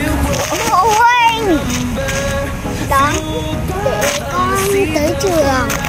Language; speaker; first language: Vietnamese; early bilingual, heritage; Vietnamese